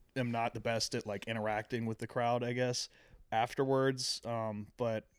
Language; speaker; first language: English; native; English